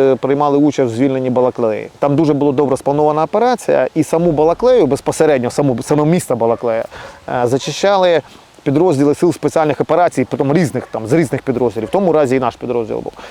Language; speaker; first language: Ukrainian; native; Ukrainian